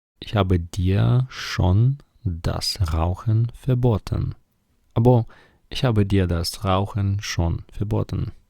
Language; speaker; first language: German; non-native, fluent; Ukrainian